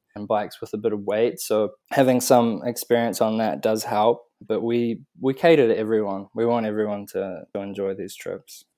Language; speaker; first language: English; native; English